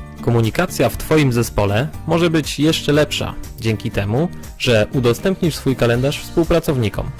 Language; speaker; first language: Polish; native; Polish